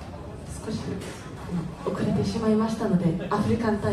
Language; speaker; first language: Japanese; non-native, fluent; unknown